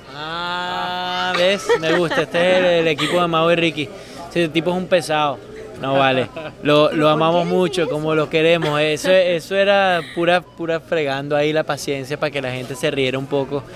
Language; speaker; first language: Spanish; native; Spanish